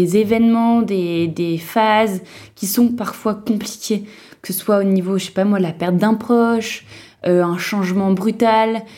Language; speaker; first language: French; native; French